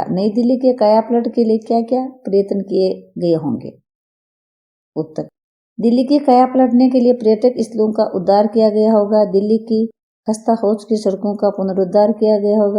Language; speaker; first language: Hindi; native; Hindi